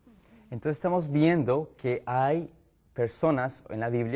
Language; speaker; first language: Spanish; native; Spanish